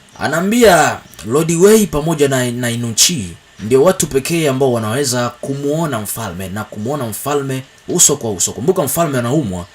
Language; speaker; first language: Swahili; native; Swahili